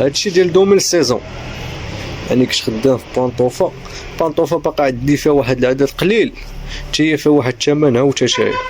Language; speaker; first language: Arabic; native; Arabic